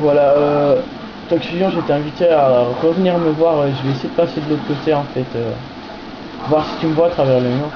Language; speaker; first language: French; native; French